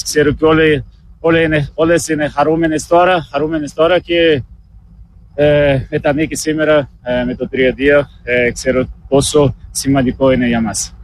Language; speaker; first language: Greek; non-native, learner; Portuguese